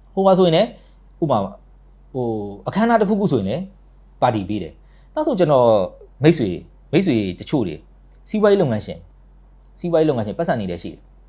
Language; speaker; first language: Burmese; native; Burmese